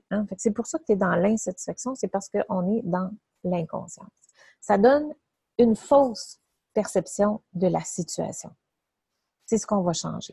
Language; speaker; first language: French; native; French